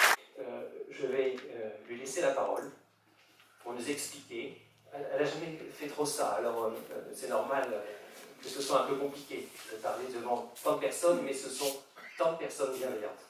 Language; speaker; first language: French; native; French